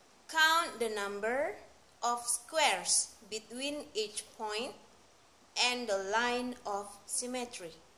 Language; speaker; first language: English; non-native, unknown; Indonesian